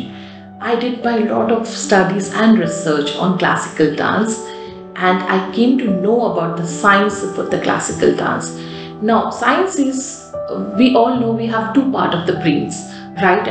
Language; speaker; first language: English; non-native, local second language; Hindi